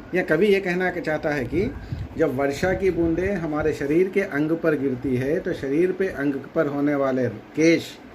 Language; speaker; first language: Hindi; non-native, local second language; Telugu